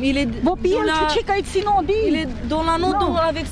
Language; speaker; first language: French; non-native, learner; Romanian